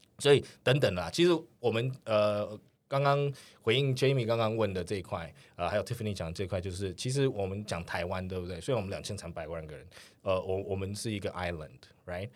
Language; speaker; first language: Chinese; native; Chinese